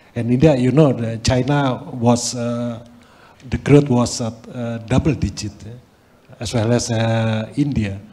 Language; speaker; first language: English; non-native, fluent; Indonesian